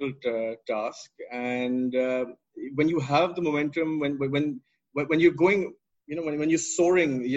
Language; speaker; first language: English; non-native, local second language; Urdu